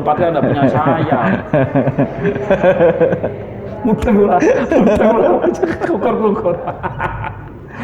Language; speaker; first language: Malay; non-native, local second language; Javanese